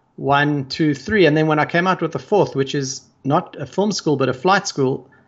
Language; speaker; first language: English; native; English